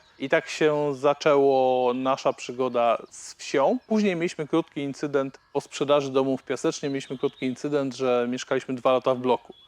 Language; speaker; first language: Polish; native; Polish